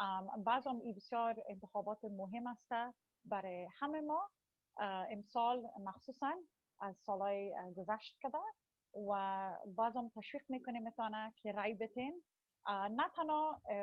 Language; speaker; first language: Persian; early bilingual, heritage; Persian